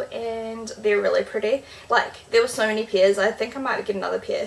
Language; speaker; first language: English; native; English